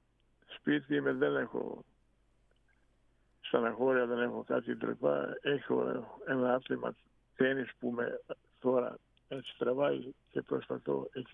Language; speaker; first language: Greek; non-native, fluent; Bosnian